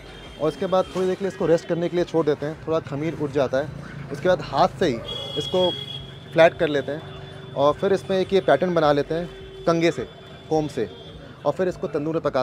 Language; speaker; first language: Hindi; native; Hindi